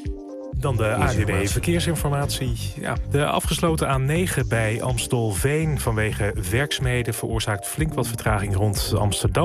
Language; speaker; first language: Dutch; native; Dutch